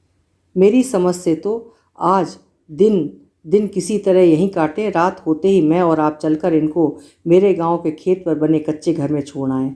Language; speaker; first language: Hindi; native; Hindi